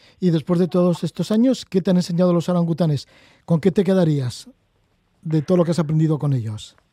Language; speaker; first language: Spanish; native; Spanish